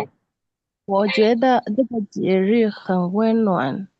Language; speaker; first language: Chinese; non-native, learner; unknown